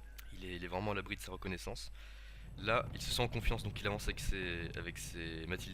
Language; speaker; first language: French; native; French